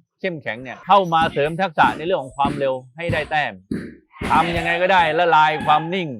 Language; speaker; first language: Thai; native; Thai